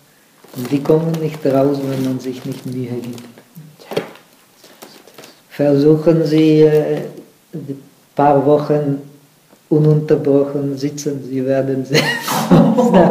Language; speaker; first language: German; non-native, fluent; Czech